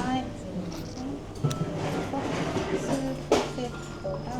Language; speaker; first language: Japanese; native; Japanese